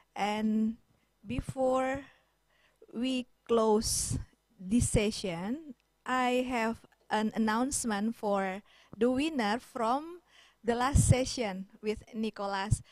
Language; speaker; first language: English; non-native, fluent; Indonesian